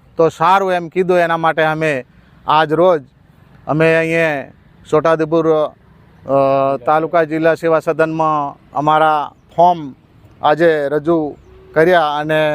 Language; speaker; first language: Gujarati; non-native, local second language; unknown